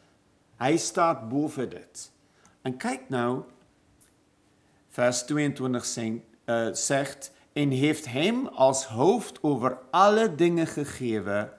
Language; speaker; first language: Dutch; non-native, fluent; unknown